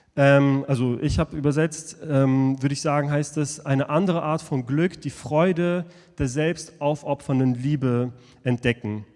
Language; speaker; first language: German; early bilingual, other home language; Lithuanian